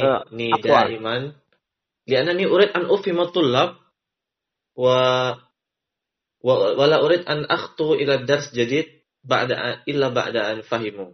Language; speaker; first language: Arabic; non-native, fluent; Indonesian